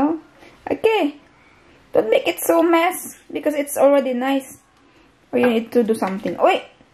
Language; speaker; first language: English; non-native, learner; Filipino